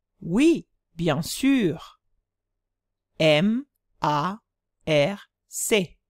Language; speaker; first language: French; non-native, fluent; Italian